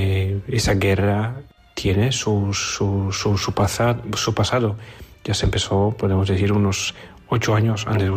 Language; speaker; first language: Spanish; non-native, fluent; Polish